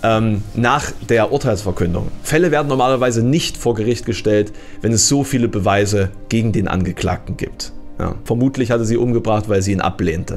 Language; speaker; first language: German; native; German